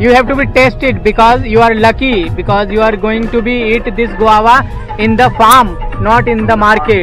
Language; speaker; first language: English; non-native, local second language; Hindi